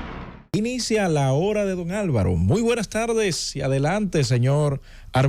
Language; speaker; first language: Spanish; native; Spanish